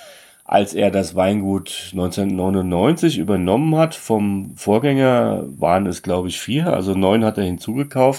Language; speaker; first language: German; native; German